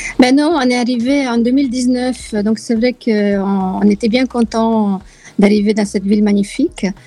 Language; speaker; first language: French; non-native, fluent; Italian